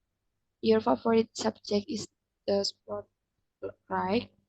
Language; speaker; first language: English; non-native, learner; Indonesian